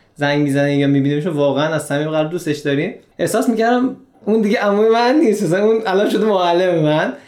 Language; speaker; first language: Persian; native; Persian